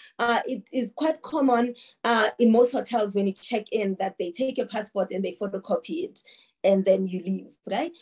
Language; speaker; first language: English; non-native, local second language; Tsonga